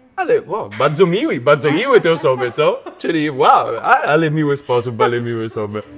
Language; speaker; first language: Polish; non-native, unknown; Italian